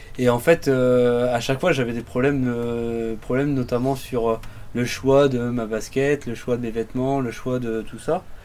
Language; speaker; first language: French; native; French